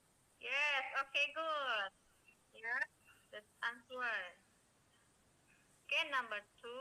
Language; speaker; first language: English; non-native, learner; Indonesian